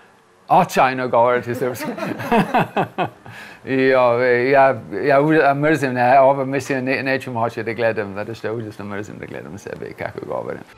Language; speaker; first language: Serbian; non-native, fluent; English